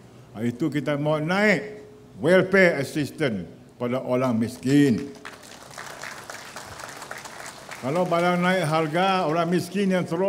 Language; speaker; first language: Malay; native; Malay